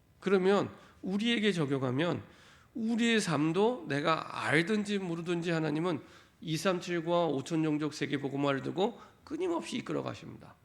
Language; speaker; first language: Korean; native; Korean